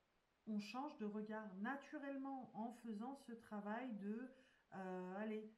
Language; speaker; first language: French; native; French